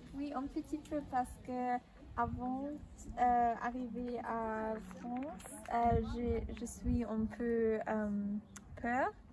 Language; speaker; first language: French; non-native, learner; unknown